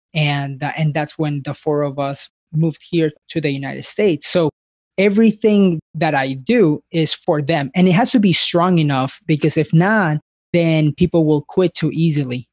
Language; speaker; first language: English; early bilingual, other home language; Spanish